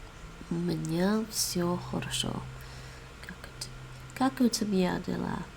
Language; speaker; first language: Russian; non-native, learner; Dutch